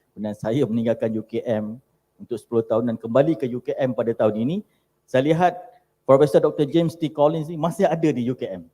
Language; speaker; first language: Malay; native; Malay